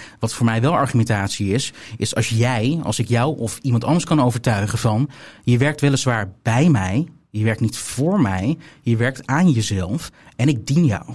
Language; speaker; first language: Dutch; native; Dutch